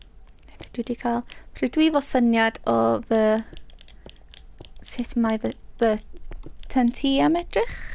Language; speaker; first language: Welsh; native; Welsh